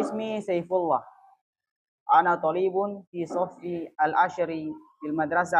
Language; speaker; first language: Arabic; non-native, learner; Indonesian